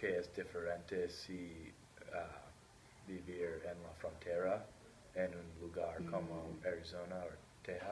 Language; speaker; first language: Spanish; non-native, learner; English